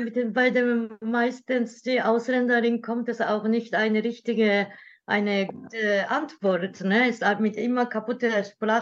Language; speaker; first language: German; non-native, learner; Japanese